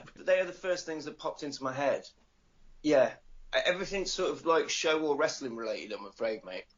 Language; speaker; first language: English; native; English